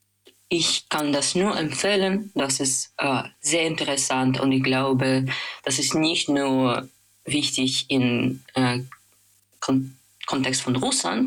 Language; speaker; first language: German; non-native, fluent; Russian